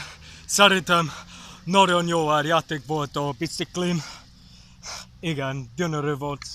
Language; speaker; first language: Hungarian; non-native, learner; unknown